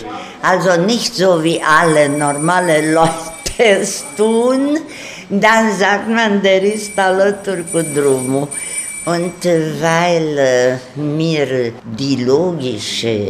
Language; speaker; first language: German; non-native, fluent; Romanian